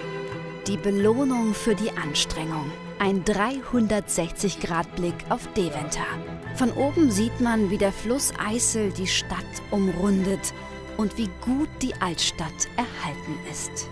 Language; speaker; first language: German; native; German